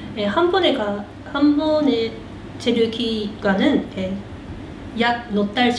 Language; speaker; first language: Korean; early bilingual, heritage; Korean